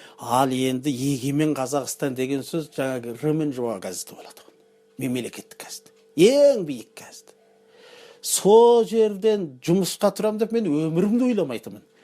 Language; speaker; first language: Kazakh; early bilingual, heritage; Kazakh